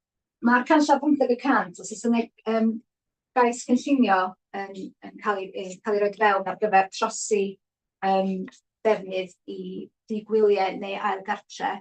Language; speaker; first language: Welsh; native; Welsh